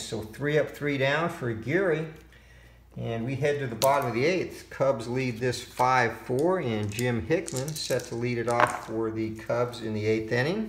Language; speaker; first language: English; native; English